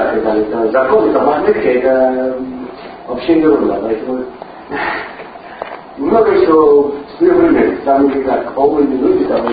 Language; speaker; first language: Russian; non-native, learner; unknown